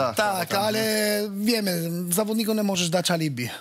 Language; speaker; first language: Polish; non-native, learner; Albanian